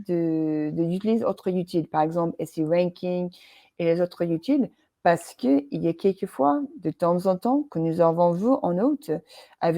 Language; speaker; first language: French; non-native, fluent; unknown